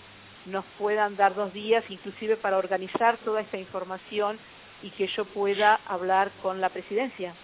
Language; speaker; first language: Spanish; native; Spanish